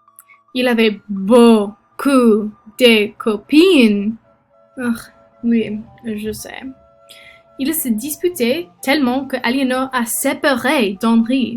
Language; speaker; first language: French; non-native, learner; English